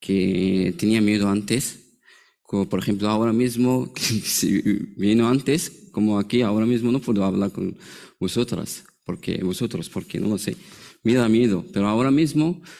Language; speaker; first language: Spanish; non-native, learner; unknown